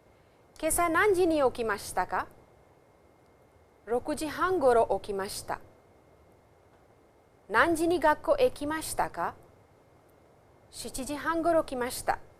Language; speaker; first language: Japanese; non-native, fluent; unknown